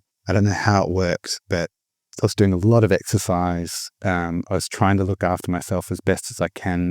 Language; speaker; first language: English; native; English